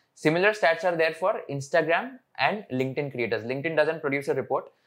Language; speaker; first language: English; non-native, local second language; Hindi